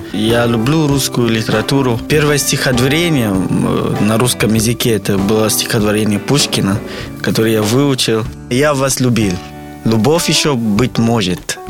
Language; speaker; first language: Russian; non-native, fluent; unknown